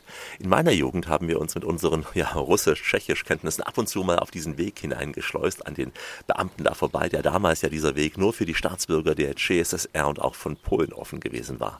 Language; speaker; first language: German; native; German